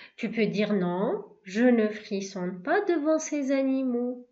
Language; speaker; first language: French; non-native, local second language; Arabic